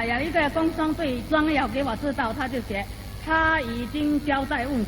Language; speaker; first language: Chinese; native; Chinese